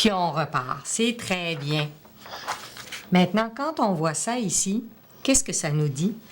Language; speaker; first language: French; native; French